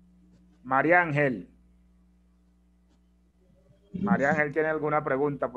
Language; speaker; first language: Spanish; native; Spanish